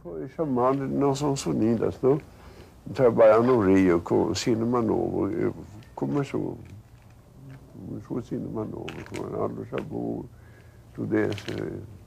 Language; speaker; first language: Portuguese; non-native, fluent; Swedish